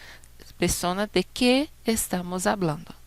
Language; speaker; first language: Spanish; non-native, fluent; Portuguese